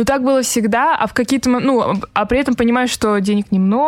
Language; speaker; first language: Russian; native; Russian